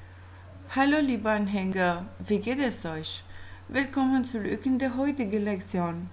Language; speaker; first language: German; non-native, fluent; Albanian